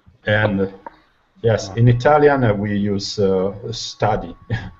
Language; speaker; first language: English; non-native, learner; Italian